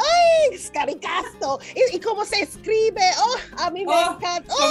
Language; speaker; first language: Spanish; non-native, learner; English